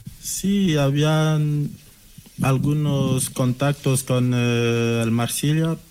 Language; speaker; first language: Spanish; non-native, learner; French